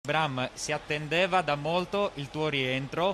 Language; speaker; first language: Italian; native; Italian